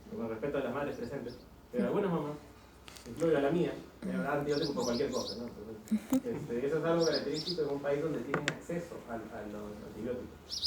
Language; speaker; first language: Spanish; native; Spanish